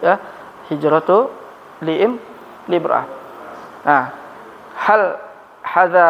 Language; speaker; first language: Arabic; non-native, fluent; Indonesian